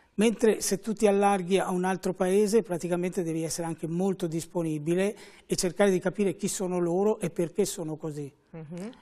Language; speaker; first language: Italian; native; Italian